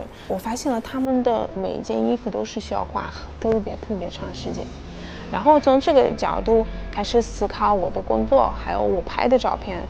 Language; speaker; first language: Chinese; non-native, fluent; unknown